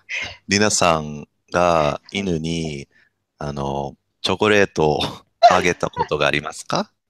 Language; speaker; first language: Japanese; non-native, fluent; English